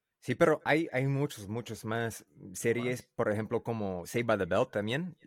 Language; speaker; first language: Spanish; non-native, learner; English